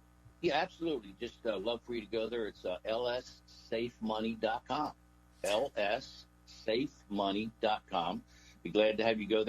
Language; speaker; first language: English; native; English